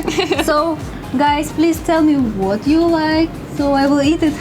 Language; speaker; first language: English; non-native, fluent; Russian